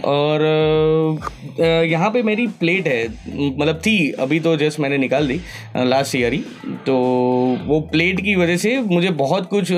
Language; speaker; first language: Hindi; non-native, local second language; Gujarati